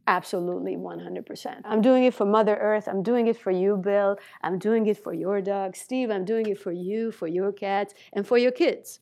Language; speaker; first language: English; non-native, fluent; Romanian